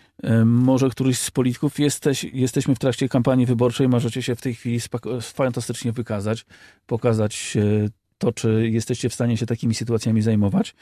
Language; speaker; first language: Polish; native; Polish